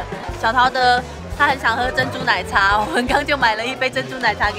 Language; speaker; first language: Chinese; native; Chinese